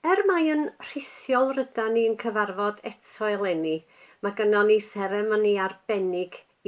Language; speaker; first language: Welsh; native; Welsh